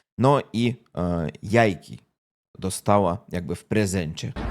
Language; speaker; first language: Polish; non-native, fluent; Russian